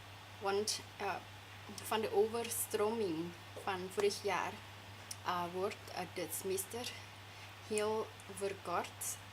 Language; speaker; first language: Dutch; non-native, fluent; Thai